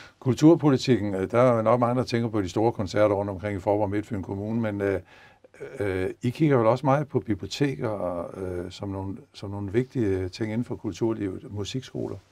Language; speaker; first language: Danish; native; Danish